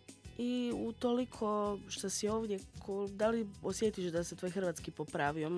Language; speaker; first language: Serbian; native; Serbian